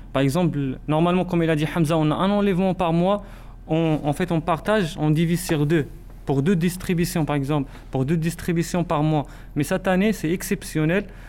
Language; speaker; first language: French; non-native, local second language; Arabic